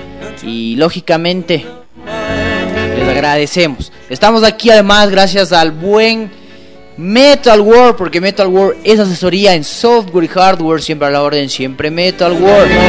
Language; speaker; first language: Spanish; native; Spanish